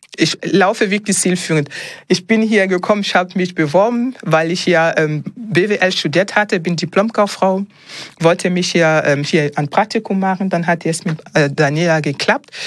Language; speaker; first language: German; non-native, fluent; French